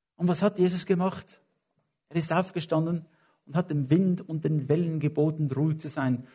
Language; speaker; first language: German; non-native, fluent; English